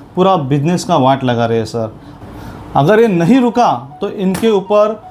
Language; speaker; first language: Hindi; non-native, local second language; Marathi